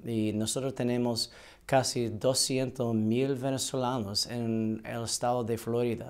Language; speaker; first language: Spanish; non-native, learner; English